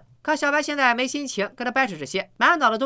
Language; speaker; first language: Chinese; native; Chinese